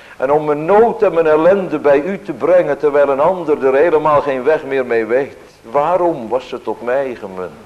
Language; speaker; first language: Dutch; native; Dutch